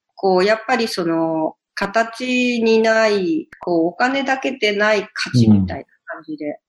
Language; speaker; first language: Japanese; native; Japanese